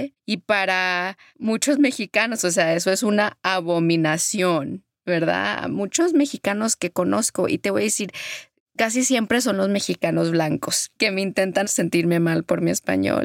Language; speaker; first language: Spanish; early bilingual, heritage; Spanish